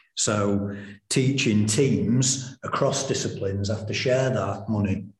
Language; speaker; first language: English; native; English